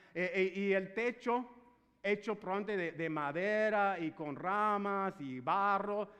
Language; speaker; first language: Spanish; non-native, fluent; English